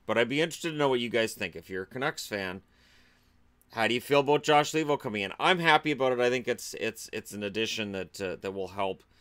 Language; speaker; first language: English; native; English